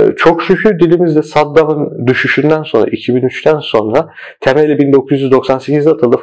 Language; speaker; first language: Turkish; early bilingual, heritage; Turkish